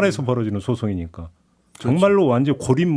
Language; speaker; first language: Korean; native; Korean